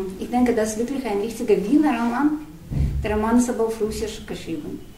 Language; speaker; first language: German; non-native, fluent; Russian